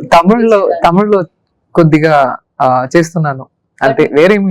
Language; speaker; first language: Telugu; non-native, learner; Tamil